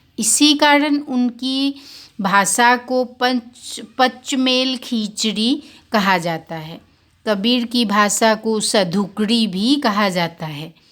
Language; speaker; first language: Hindi; non-native, local second language; Assamese